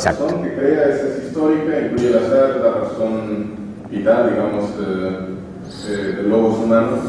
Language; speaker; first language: Spanish; native; Spanish